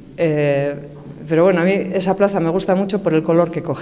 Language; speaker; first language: Spanish; native; Spanish